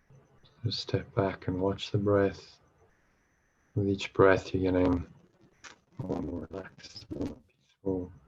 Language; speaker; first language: English; native; English